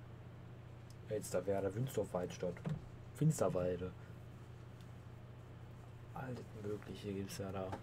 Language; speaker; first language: German; native; German